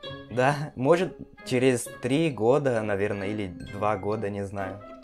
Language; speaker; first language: Russian; non-native, learner; Portuguese